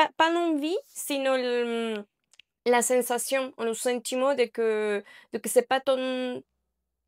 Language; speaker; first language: French; non-native, learner; Spanish